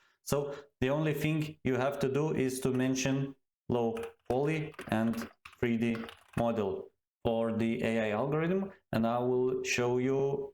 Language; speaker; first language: English; non-native, fluent; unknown